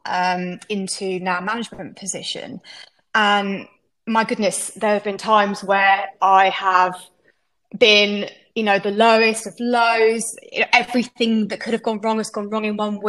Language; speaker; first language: English; native; English